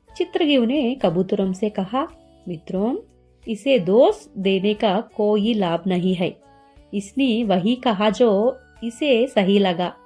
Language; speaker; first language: Hindi; non-native, learner; Telugu